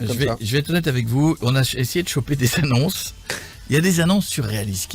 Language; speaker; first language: French; native; French